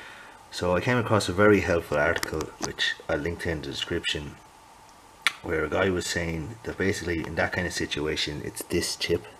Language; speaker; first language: English; native; English